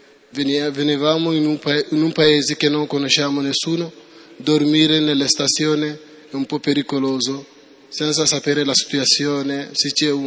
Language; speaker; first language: Italian; non-native, learner; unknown